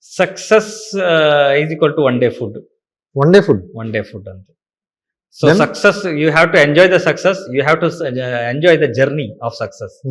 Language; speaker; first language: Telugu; non-native, learner; Kannada